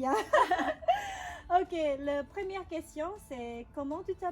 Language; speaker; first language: French; non-native, learner; Indonesian